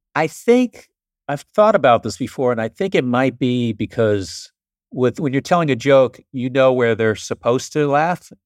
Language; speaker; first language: English; native; English